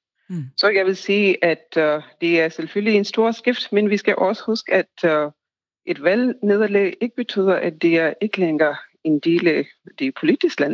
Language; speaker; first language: Danish; non-native, fluent; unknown